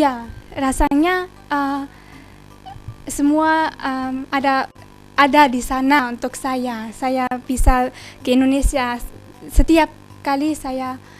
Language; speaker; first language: Indonesian; early bilingual, heritage; German